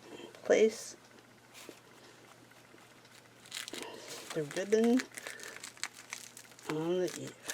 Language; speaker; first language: English; native; English